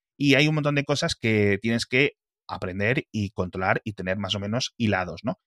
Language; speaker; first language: Spanish; native; Spanish